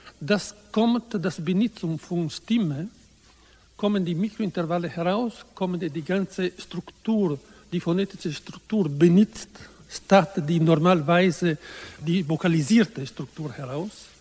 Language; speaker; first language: German; non-native, learner; Italian